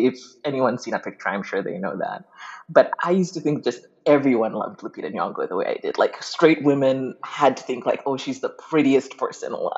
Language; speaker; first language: English; non-native, local second language; Ganda